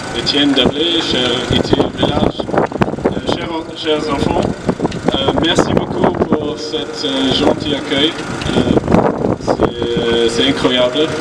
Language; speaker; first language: French; non-native, learner; German